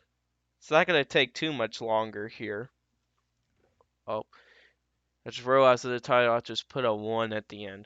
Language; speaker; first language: English; native; English